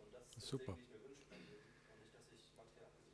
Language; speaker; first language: German; native; German